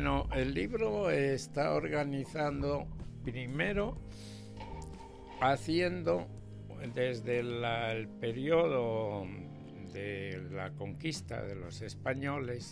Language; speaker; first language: Spanish; native; Spanish